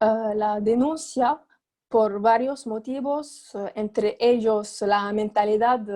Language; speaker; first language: Spanish; non-native, fluent; Arabic